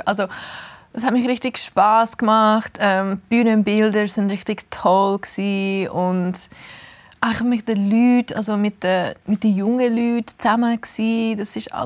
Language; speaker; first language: German; early bilingual, heritage; English